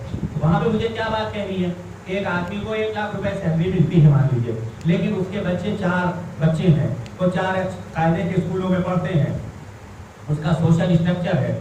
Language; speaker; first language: Urdu; native; Urdu